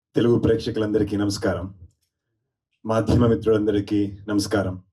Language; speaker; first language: Telugu; non-native, learner; Kannada